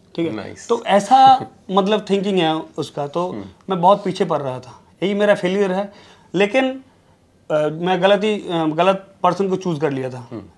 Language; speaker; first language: Hindi; non-native, local second language; Bangla